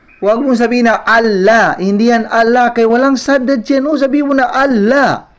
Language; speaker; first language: Filipino; non-native, local second language; Maranao